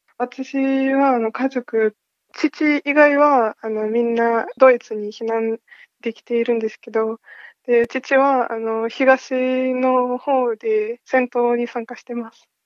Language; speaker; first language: Japanese; non-native, fluent; Ukrainian